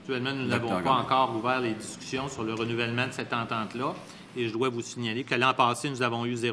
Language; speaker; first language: French; native; French